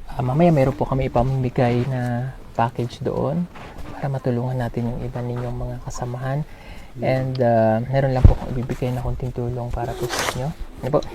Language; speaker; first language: Filipino; non-native, local second language; Cebuano